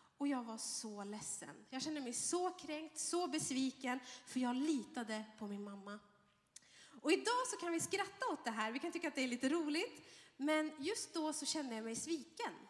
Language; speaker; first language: Swedish; early bilingual, other home language; Arabic